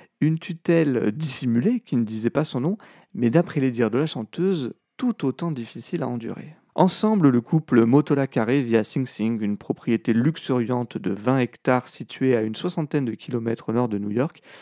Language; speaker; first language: French; native; French